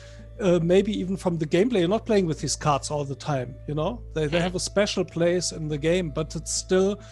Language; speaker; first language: English; non-native, fluent; German